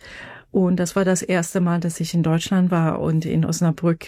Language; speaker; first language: German; non-native, fluent; Persian